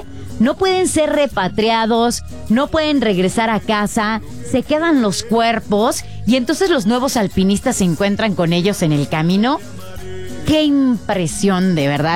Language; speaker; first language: Spanish; native; Spanish